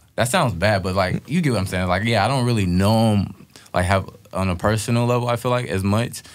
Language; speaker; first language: English; native; English